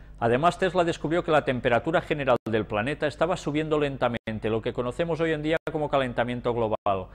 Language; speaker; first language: Spanish; native; Spanish